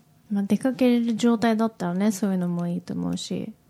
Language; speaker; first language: Japanese; native; Japanese